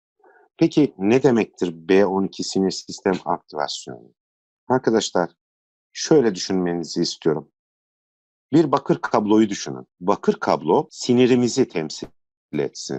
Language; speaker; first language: Turkish; native; Turkish